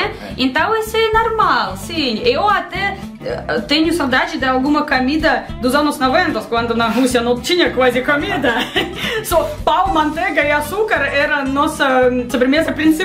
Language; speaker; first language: Portuguese; non-native, learner; Russian